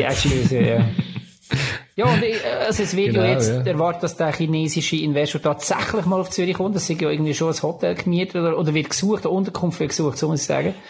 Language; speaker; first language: German; native; German